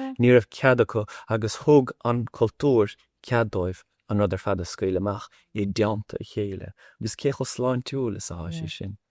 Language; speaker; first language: Irish; non-native, local second language; English